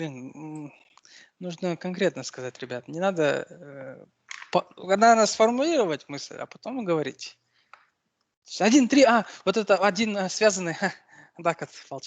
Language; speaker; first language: Russian; native; Russian